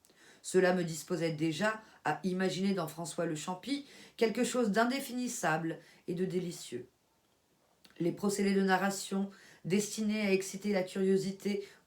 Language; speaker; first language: French; native; French